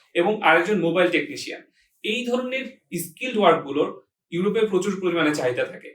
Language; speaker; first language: Bangla; native; Bangla